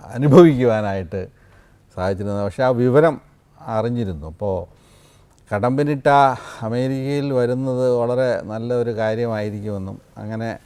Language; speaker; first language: Malayalam; native; Malayalam